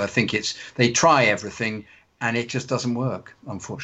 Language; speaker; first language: English; native; English